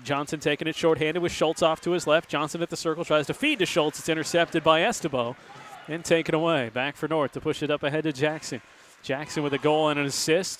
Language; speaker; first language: English; native; English